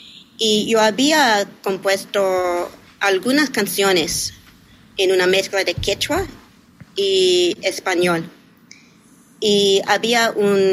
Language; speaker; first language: Spanish; early bilingual, heritage; English